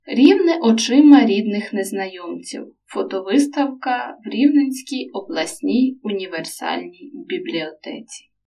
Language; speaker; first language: Ukrainian; native; Ukrainian